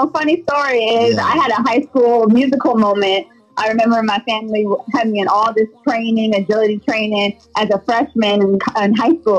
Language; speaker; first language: English; native; English